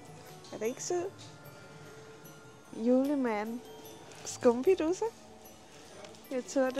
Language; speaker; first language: Danish; non-native, learner; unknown